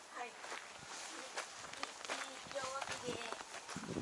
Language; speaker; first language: Japanese; non-native, learner; Vietnamese